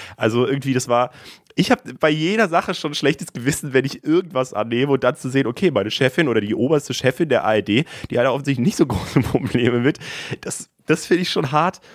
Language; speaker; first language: German; native; German